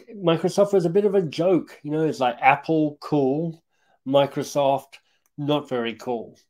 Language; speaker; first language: English; native; English